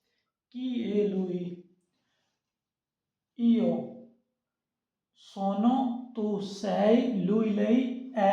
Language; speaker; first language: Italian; non-native, learner; Urdu